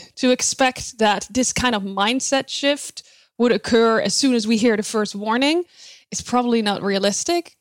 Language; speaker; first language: English; non-native, fluent; Dutch